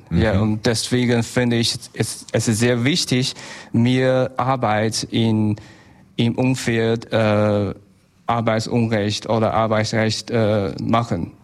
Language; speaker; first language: German; non-native, learner; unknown